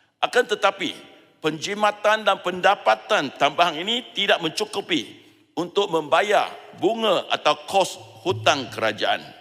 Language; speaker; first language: Malay; non-native, local second language; Chinese